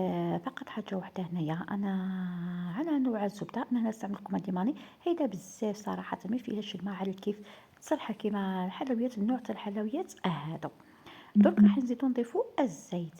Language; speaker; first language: Arabic; native; Arabic